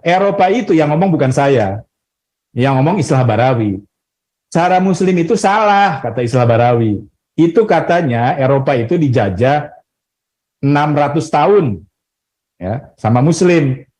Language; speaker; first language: Indonesian; native; Indonesian